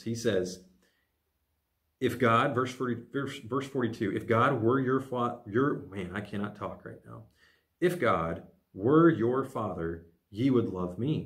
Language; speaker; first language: English; native; English